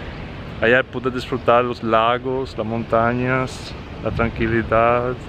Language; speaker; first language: Spanish; non-native, fluent; Italian